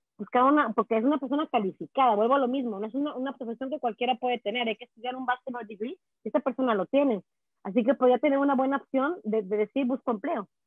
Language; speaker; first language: Spanish; native; Spanish